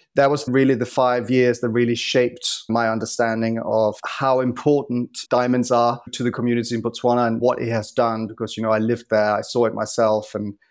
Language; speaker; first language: English; non-native, fluent; Danish